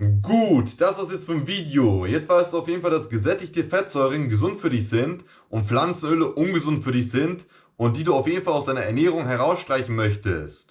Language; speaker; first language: German; native; German